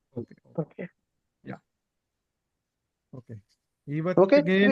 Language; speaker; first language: Kannada; non-native, learner; English